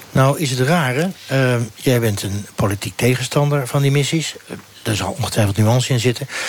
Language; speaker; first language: Dutch; native; Dutch